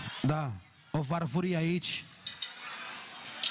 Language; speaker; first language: Romanian; non-native, local second language; Turkish